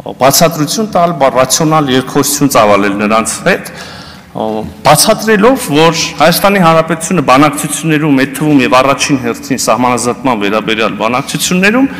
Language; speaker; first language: Armenian; native; Armenian